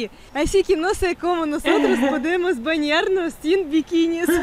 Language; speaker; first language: Spanish; non-native, fluent; Russian